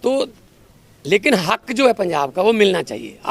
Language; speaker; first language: Hindi; non-native, local second language; Punjabi